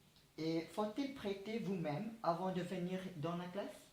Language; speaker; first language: French; non-native, learner; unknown